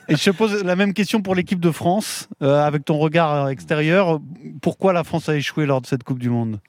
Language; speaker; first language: French; native; French